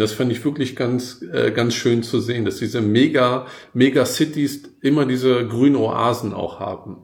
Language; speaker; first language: German; native; German